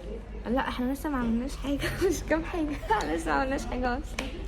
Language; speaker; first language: Arabic; native; Arabic